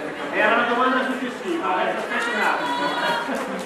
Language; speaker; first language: Italian; native; Italian